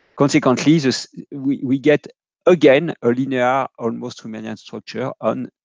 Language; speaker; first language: English; non-native, fluent; French